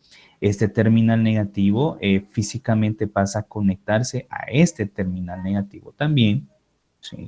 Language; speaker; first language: Spanish; native; Spanish